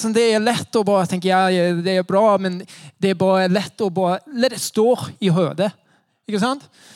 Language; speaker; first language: Norwegian; non-native, learner; English